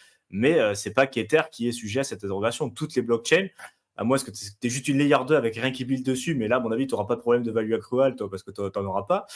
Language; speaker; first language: French; native; French